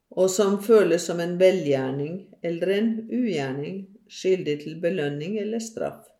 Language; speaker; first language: Norwegian; native; Norwegian